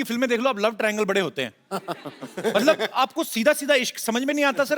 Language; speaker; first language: Hindi; native; Hindi